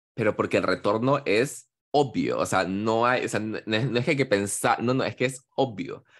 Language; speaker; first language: Spanish; native; Spanish